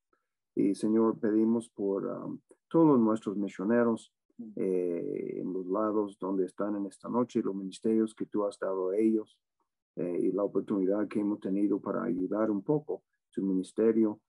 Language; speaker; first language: Spanish; non-native, fluent; English